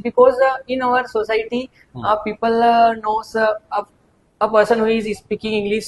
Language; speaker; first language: English; non-native, learner; Hindi